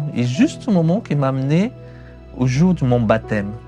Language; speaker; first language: French; non-native, fluent; Portuguese